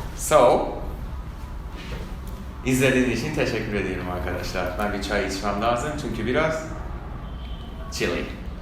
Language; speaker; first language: Turkish; non-native, fluent; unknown